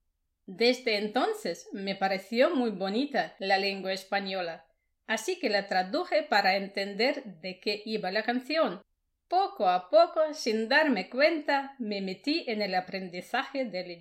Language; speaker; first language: Spanish; non-native, fluent; Russian